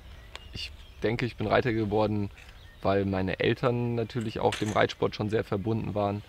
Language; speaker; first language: German; native; German